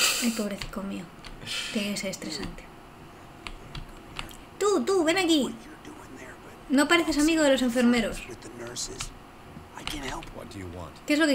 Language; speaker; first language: Spanish; native; Spanish